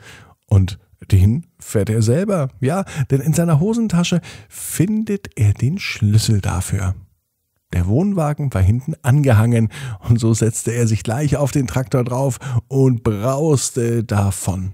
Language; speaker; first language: German; native; German